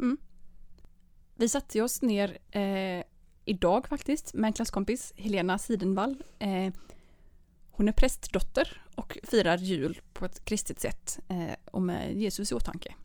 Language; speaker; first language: Swedish; native; Swedish